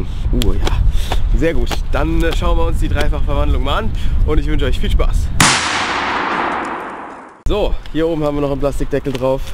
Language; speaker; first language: German; native; German